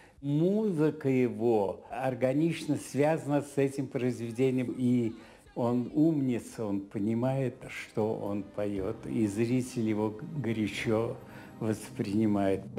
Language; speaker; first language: Russian; native; Russian